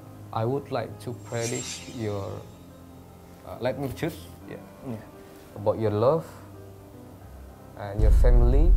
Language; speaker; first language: English; non-native, learner; Indonesian